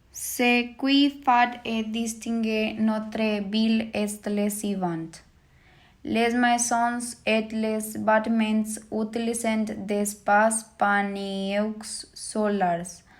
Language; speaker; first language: French; non-native, learner; Spanish